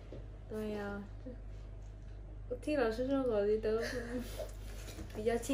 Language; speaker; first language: Chinese; non-native, learner; Vietnamese